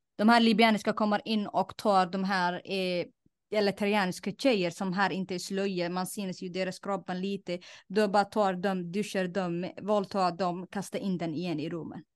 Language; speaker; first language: Swedish; non-native, fluent; Somali